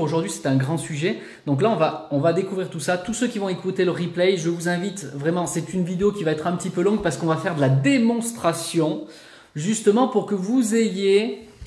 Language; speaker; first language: French; native; French